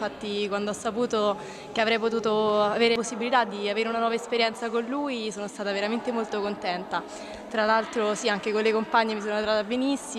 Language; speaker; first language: Italian; native; Italian